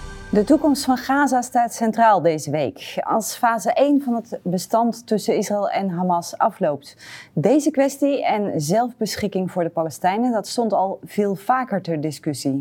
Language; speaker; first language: Dutch; native; Dutch